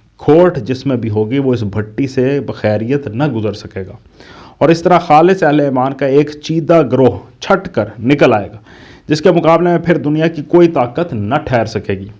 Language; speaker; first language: Urdu; native; Urdu